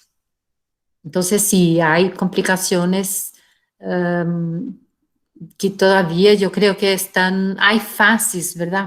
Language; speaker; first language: Spanish; non-native, fluent; Portuguese